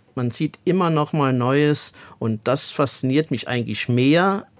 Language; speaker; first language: German; native; German